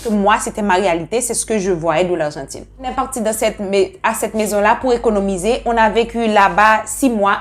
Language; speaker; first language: French; non-native, local second language; Haitian Creole